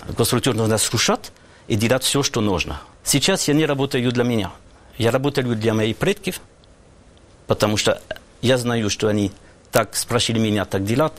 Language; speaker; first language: Russian; non-native, learner; French